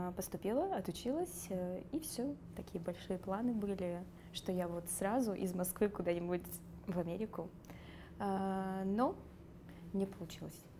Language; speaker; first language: Russian; non-native, local second language; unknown